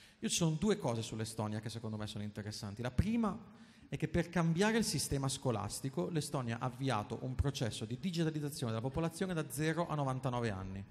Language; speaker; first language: Italian; native; Italian